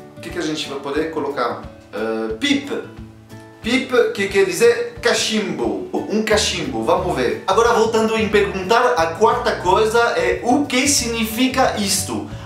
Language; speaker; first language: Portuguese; non-native, fluent; French